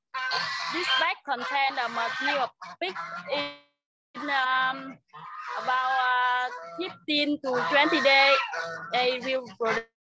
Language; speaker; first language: English; non-native, learner; Vietnamese